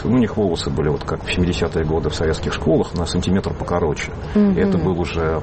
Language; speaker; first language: Russian; native; Russian